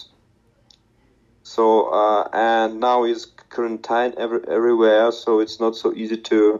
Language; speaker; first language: English; non-native, learner; Russian